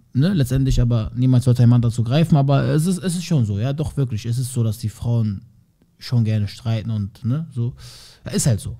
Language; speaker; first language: German; early bilingual, other home language; Turkish